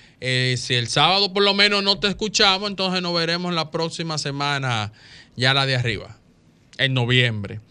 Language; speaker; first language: Spanish; native; Spanish